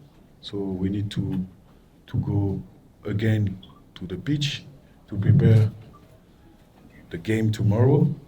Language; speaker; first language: English; non-native, learner; French